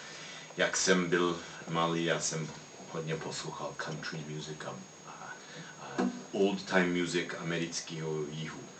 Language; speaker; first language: Czech; non-native, learner; English